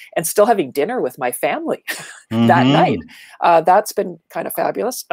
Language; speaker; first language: English; native; English